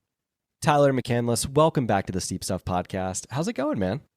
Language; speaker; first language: English; native; English